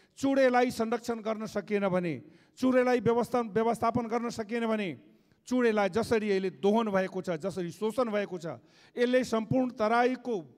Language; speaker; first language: Nepali; non-native, local second language; Maithili